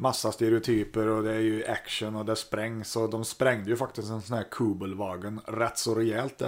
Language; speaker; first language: Swedish; native; Swedish